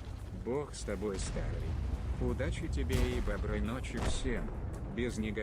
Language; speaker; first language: Russian; native; Russian